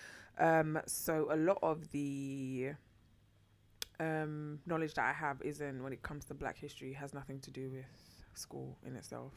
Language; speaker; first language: English; early bilingual, other home language; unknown